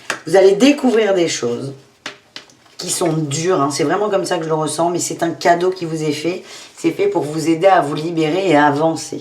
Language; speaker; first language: French; native; French